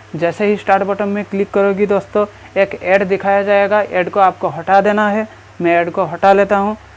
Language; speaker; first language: Hindi; non-native, local second language; Bangla